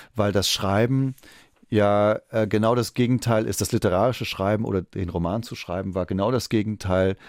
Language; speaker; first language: German; native; German